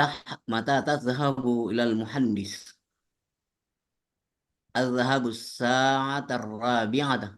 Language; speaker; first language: Arabic; non-native, learner; Indonesian